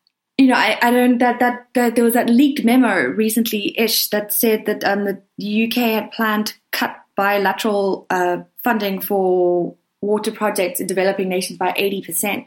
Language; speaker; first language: English; native; English